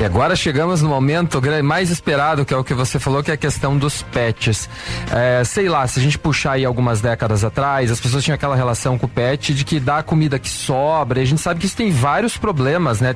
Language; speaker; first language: Portuguese; native; Portuguese